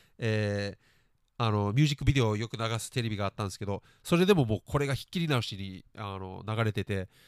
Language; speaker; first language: Japanese; early bilingual, other home language; English